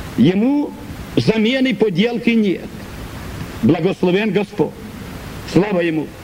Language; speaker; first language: Russian; native; Russian